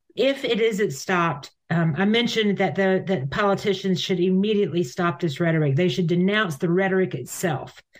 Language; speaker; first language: English; native; English